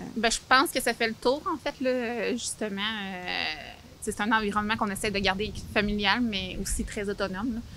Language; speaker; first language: French; native; French